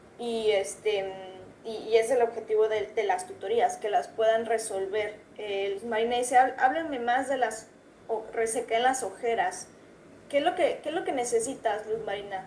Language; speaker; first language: Spanish; native; Spanish